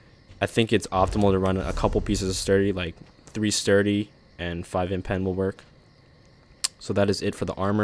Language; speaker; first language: English; native; English